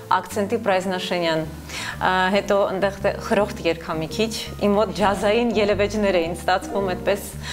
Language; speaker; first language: Armenian; early bilingual, heritage; Armenian